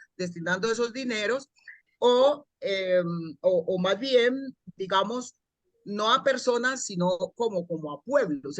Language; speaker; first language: Spanish; native; Spanish